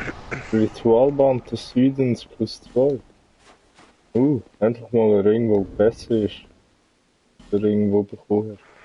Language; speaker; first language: German; native; German